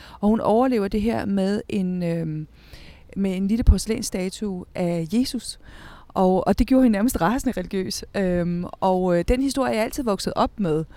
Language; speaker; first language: Danish; early bilingual, other home language; Spanish